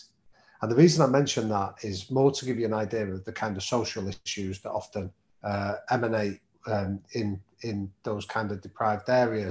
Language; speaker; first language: English; native; English